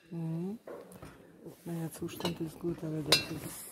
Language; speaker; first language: German; non-native, fluent; Russian